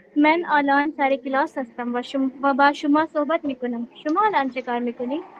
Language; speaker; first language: Persian; non-native, learner; Urdu